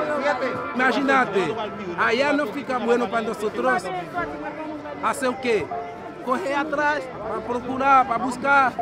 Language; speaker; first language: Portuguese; non-native, learner; Haitian Creole